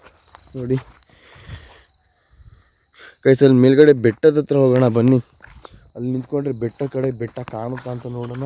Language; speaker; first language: Kannada; native; Kannada